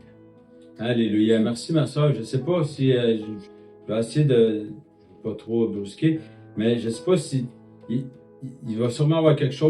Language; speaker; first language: French; native; French